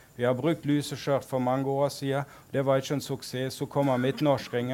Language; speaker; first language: Norwegian; non-native, fluent; German